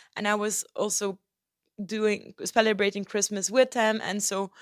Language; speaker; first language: English; non-native, fluent; Dutch